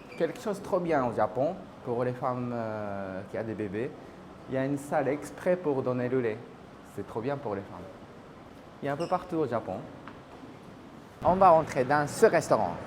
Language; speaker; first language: French; non-native, fluent; Japanese